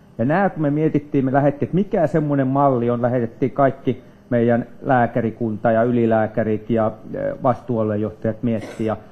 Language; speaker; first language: Finnish; native; Finnish